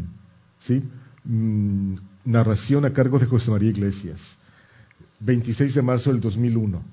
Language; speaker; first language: Spanish; native; Spanish